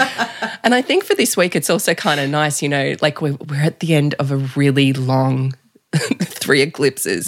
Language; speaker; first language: English; native; English